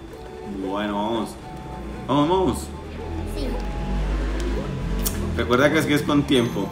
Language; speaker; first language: Spanish; native; Spanish